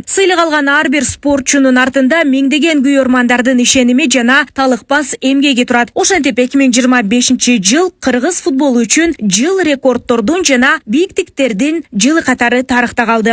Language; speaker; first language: Kyrgyz; native; Kyrgyz